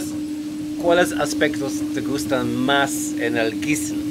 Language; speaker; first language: Spanish; non-native, fluent; Dutch